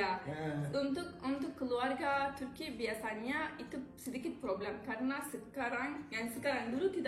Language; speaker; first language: Indonesian; non-native, learner; Turkish